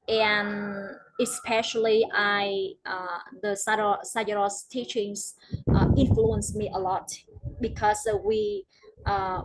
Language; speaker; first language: English; non-native, learner; Vietnamese